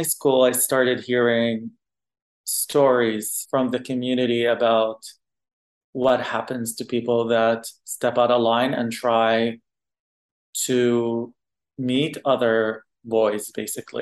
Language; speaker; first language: English; non-native, fluent; Arabic